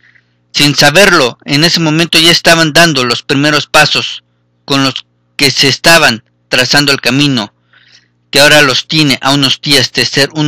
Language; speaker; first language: Spanish; native; Spanish